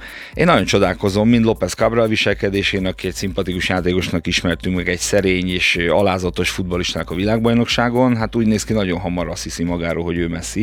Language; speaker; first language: Hungarian; native; Hungarian